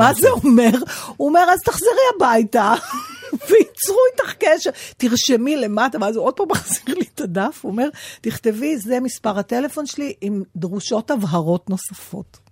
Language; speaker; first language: Hebrew; native; Hebrew